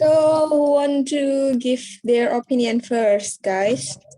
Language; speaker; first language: English; non-native, learner; Indonesian